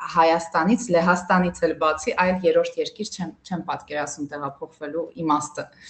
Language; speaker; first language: Armenian; early bilingual, heritage; Armenian